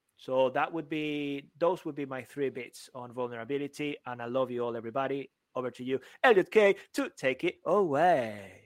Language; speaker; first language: English; non-native, fluent; Spanish